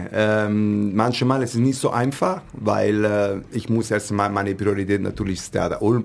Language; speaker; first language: German; non-native, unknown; Italian